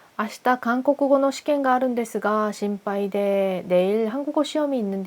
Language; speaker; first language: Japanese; non-native, fluent; Korean